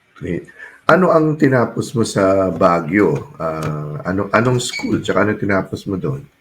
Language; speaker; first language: Filipino; native; Filipino